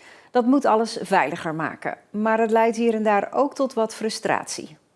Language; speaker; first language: Dutch; native; Dutch